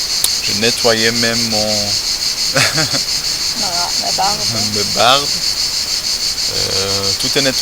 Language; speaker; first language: French; non-native, learner; English